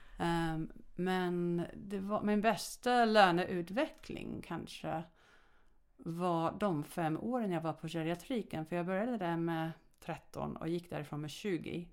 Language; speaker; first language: Swedish; non-native, fluent; English